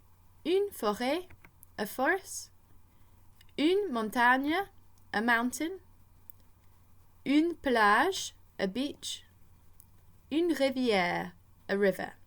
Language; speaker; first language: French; non-native, fluent; English